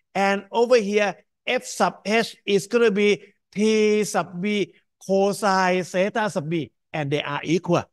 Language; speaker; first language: English; non-native, fluent; Thai